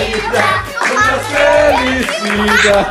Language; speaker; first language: Portuguese; native; Portuguese